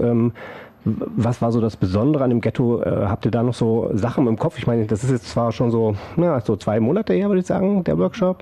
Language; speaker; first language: German; native; German